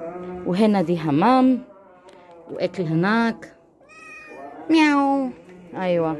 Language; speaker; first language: Arabic; non-native, learner; German